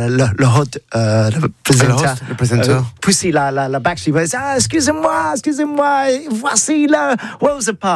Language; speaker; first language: French; non-native, learner; English